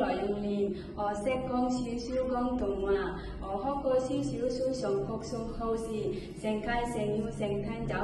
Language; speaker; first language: Cantonese; non-native, learner; Bangla